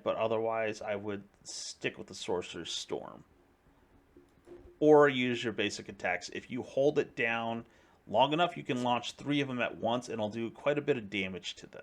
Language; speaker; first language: English; native; English